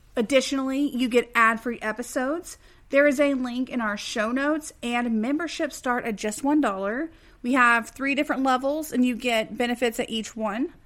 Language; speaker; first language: English; native; English